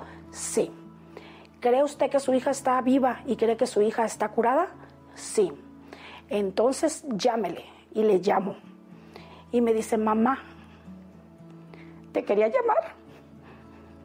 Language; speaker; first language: Spanish; native; Spanish